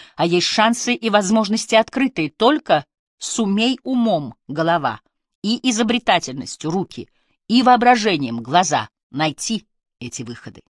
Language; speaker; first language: Russian; native; Russian